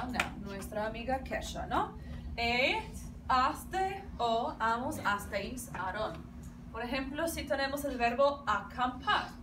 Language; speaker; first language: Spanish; non-native, fluent; English